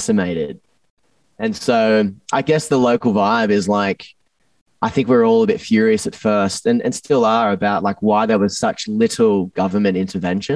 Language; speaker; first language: English; native; English